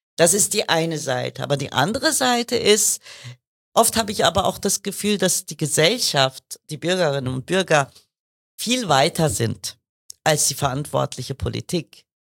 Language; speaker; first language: German; early bilingual, other home language; Kurdish